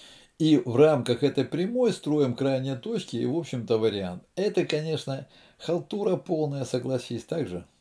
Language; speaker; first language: Russian; native; Russian